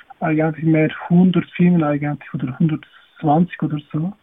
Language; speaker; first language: German; non-native, learner; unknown